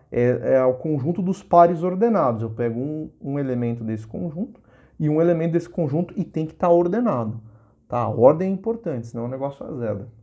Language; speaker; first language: Portuguese; native; Portuguese